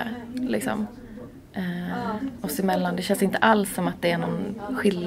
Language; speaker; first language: Swedish; native; Swedish